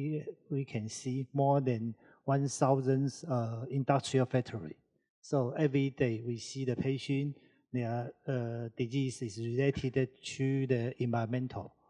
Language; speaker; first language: English; non-native, learner; Chinese